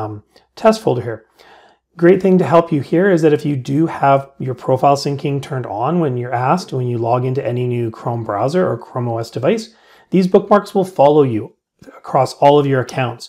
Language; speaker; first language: English; native; English